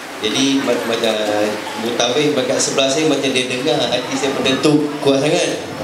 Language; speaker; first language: Malay; non-native, local second language; Chinese